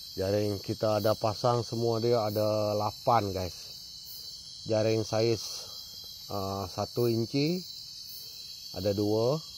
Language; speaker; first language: Malay; non-native, local second language; Iban